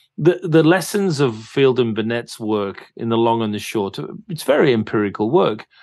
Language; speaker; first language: English; native; English